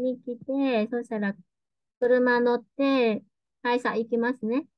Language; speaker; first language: Japanese; non-native, fluent; Vietnamese